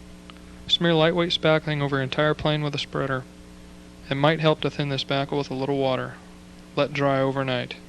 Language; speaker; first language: English; native; English